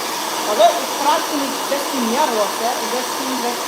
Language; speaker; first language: Dutch; non-native, fluent; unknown